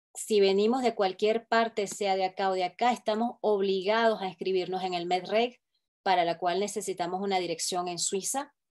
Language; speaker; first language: Spanish; native; Spanish